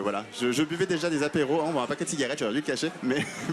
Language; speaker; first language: French; native; French